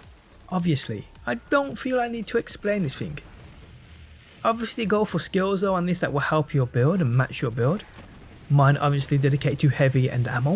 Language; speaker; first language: English; native; English